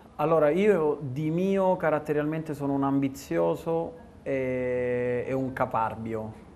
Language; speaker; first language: Italian; native; Italian